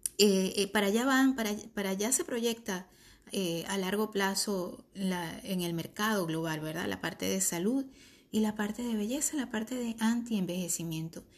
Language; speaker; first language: Spanish; native; Spanish